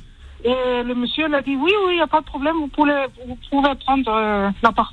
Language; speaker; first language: French; early bilingual, heritage; French